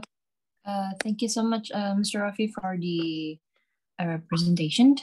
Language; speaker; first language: English; non-native, fluent; Indonesian